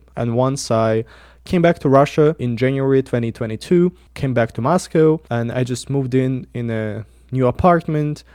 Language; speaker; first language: English; non-native, fluent; Russian